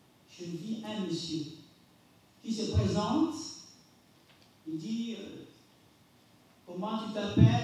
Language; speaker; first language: French; non-native, local second language; Lingala